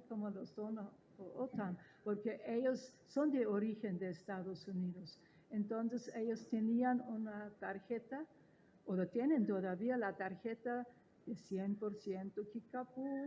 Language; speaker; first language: Spanish; non-native, fluent; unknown